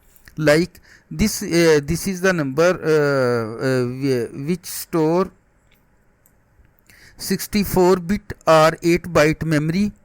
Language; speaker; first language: English; non-native, learner; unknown